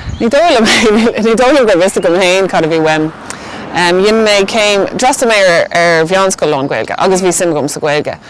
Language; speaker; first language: Irish; non-native, local second language; English